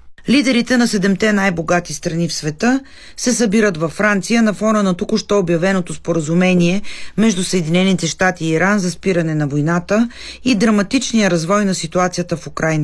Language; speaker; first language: Bulgarian; native; Bulgarian